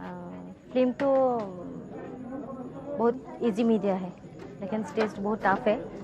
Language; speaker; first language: Hindi; non-native, local second language; Assamese